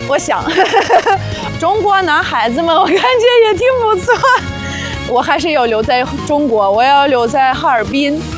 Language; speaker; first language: Chinese; non-native, fluent; Russian